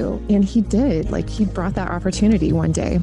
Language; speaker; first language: English; native; English